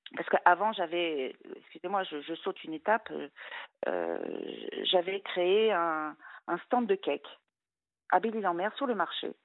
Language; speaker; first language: French; native; French